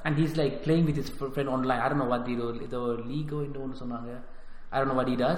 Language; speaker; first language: English; early bilingual, other home language; Tamil